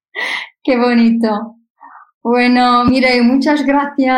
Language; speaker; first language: Spanish; non-native, fluent; Portuguese